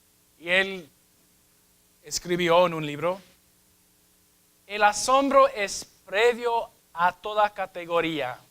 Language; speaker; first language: Spanish; non-native, fluent; English